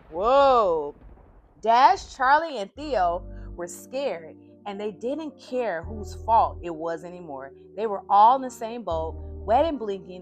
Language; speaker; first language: English; native; English